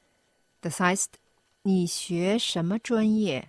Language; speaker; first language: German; non-native, fluent; Chinese